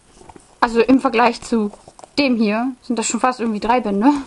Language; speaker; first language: German; native; German